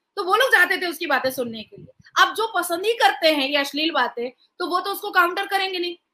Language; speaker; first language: Hindi; native; Hindi